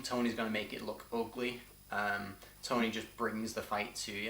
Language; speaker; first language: English; native; English